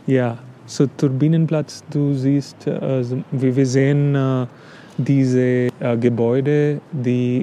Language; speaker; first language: German; non-native, fluent; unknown